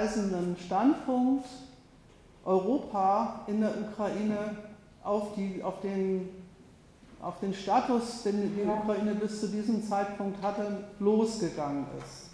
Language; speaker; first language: German; native; German